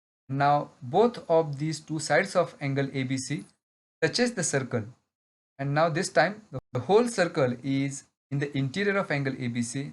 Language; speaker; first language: English; non-native, local second language; Marathi